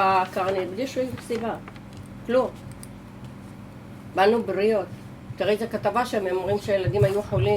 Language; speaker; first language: Hebrew; early bilingual, other home language; Arabic